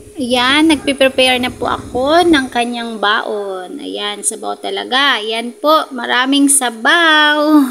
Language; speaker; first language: Filipino; non-native, local second language; Cebuano